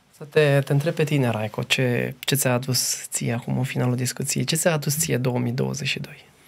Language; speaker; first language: Romanian; native; Romanian